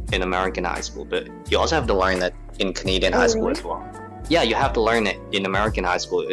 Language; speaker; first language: English; non-native, fluent; Chinese